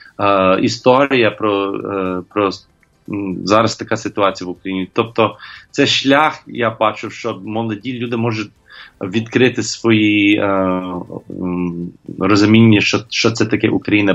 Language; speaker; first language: Ukrainian; non-native, learner; English